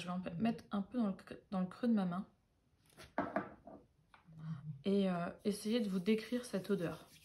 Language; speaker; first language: French; native; French